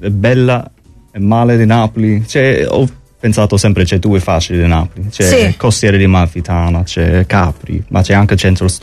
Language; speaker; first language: Italian; non-native, learner; English